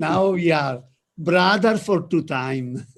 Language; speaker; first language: English; non-native, learner; Italian